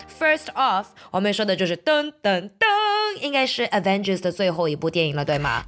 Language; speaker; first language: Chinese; native; Chinese